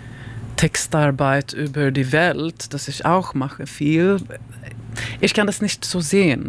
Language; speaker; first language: German; non-native, learner; Swedish